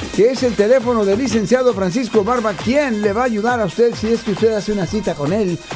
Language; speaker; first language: Spanish; native; Spanish